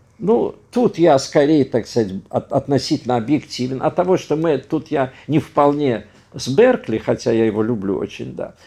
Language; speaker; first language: Russian; native; Russian